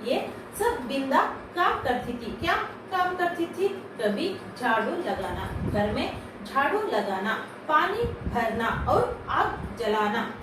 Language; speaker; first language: Hindi; non-native, local second language; Kannada